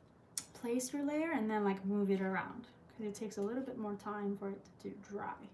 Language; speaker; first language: English; early bilingual, other home language; Albanian